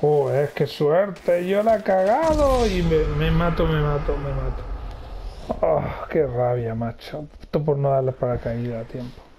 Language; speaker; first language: Spanish; native; Spanish